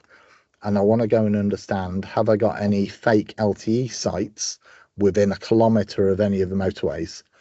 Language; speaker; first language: English; native; English